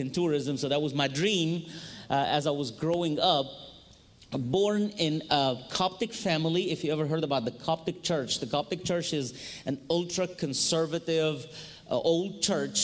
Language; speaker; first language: English; non-native, fluent; Arabic